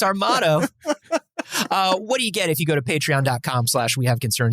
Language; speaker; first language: English; native; English